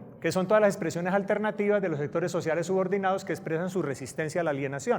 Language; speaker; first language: Spanish; native; Spanish